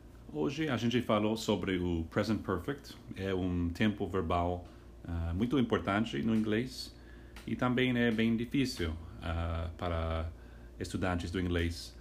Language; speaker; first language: Portuguese; non-native, fluent; English